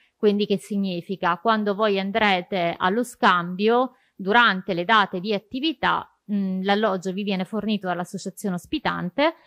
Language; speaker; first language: Italian; native; Italian